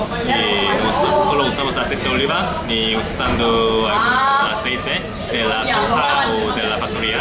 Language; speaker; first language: Spanish; non-native, fluent; Korean